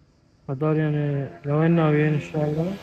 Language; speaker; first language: Arabic; native; Arabic